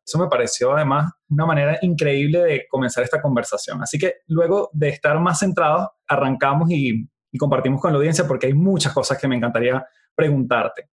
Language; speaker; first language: Spanish; native; Spanish